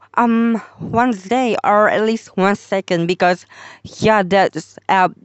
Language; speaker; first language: English; non-native, local second language; Malay